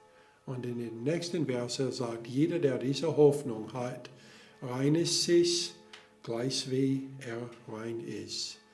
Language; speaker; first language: German; non-native, fluent; English